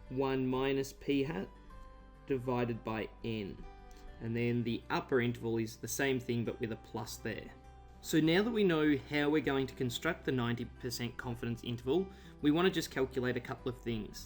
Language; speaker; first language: English; native; English